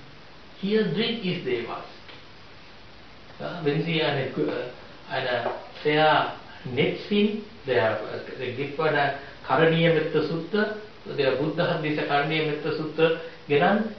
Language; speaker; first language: German; non-native, fluent; Sinhala